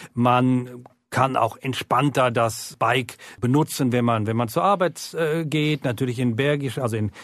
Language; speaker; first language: German; native; German